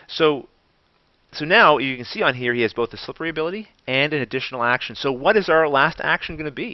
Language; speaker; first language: English; native; English